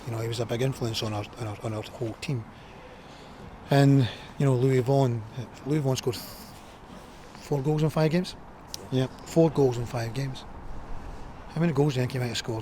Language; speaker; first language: English; native; English